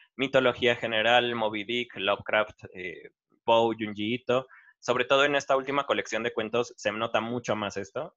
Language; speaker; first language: Spanish; native; Spanish